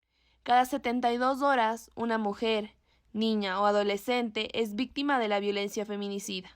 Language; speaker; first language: Spanish; native; Spanish